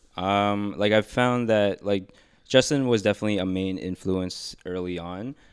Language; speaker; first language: English; early bilingual, other home language; Filipino